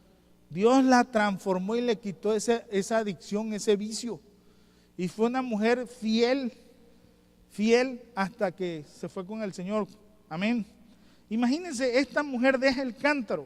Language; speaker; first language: Spanish; native; Spanish